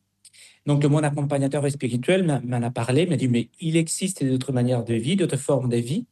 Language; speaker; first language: French; non-native, fluent; Spanish